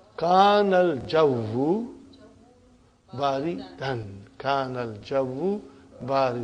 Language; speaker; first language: Arabic; non-native, fluent; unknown